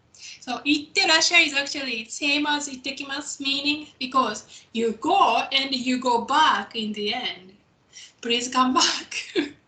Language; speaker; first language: English; non-native, fluent; Japanese